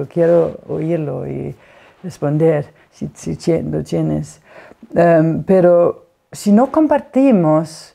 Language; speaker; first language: Spanish; non-native, fluent; Danish